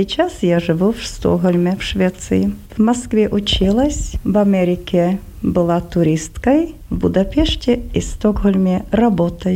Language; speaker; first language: Russian; non-native, fluent; Slovak